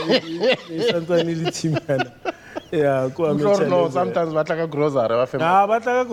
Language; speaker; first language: English; non-native, local second language; Southern Sotho